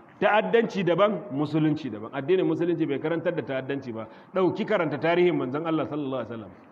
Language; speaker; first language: Hausa; non-native, local second language; Kanuri